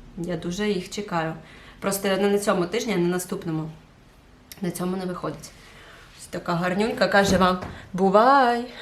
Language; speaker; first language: Ukrainian; non-native, local second language; Russian